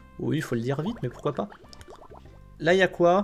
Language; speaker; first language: French; native; French